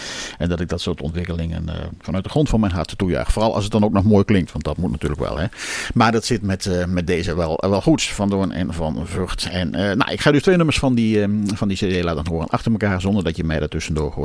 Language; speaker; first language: Dutch; native; Dutch